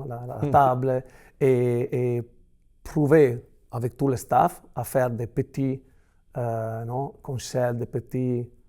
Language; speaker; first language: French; non-native, fluent; Italian